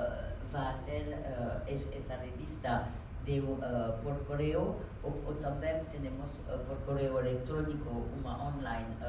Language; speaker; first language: Spanish; non-native, learner; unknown